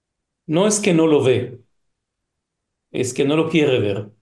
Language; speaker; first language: Spanish; non-native, fluent; Hebrew